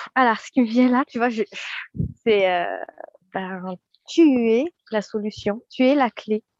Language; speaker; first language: French; non-native, local second language; Malagasy